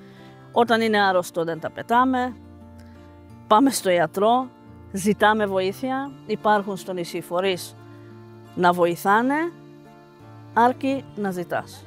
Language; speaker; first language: Greek; non-native, fluent; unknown